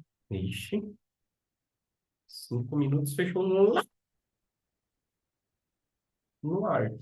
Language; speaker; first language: Portuguese; native; Portuguese